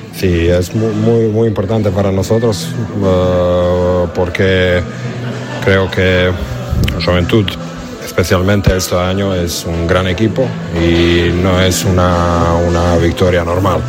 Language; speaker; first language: Spanish; non-native, learner; Croatian